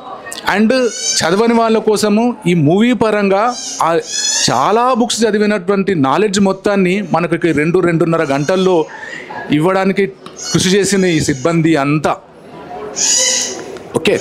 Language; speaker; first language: Telugu; native; Telugu